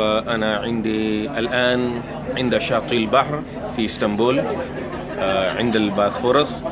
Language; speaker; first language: Arabic; non-native, fluent; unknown